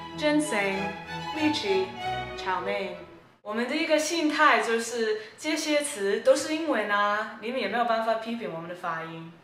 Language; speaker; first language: Chinese; early bilingual, heritage; Chinese